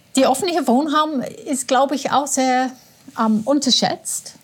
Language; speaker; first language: German; non-native, fluent; English